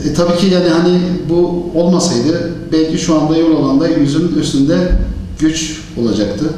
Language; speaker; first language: Turkish; non-native, local second language; Kurdish